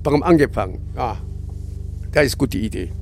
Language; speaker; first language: German; non-native, learner; Korean